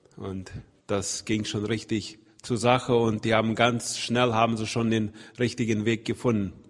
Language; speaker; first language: German; non-native, fluent; Russian